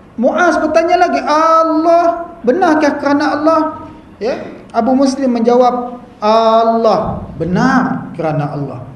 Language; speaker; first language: Malay; native; Malay